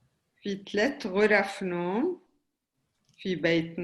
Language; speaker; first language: Arabic; native; Arabic